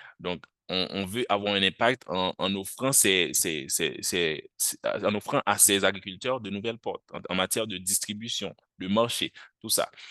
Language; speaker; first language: French; non-native, local second language; Haitian Creole